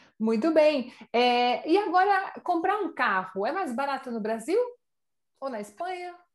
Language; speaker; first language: Portuguese; native; Portuguese